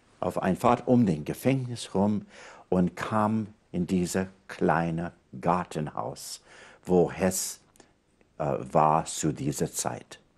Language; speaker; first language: German; non-native, fluent; English